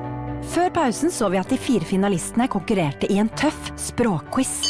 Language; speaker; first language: Norwegian; native; Norwegian